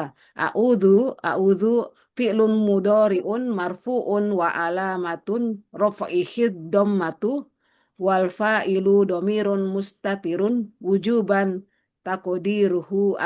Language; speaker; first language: Arabic; non-native, learner; Indonesian